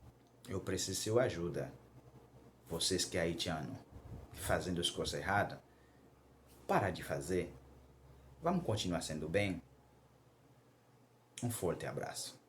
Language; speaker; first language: Portuguese; non-native, local second language; Haitian Creole